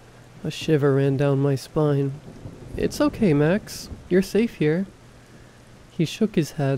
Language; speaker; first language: English; native; English